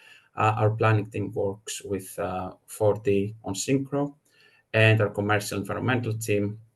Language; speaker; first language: English; non-native, fluent; Greek